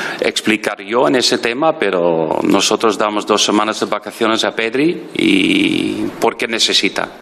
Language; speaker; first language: Spanish; non-native, fluent; Dutch